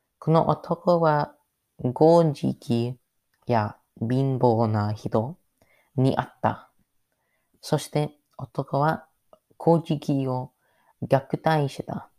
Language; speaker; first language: Japanese; non-native, learner; English